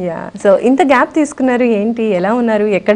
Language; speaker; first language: Telugu; native; Telugu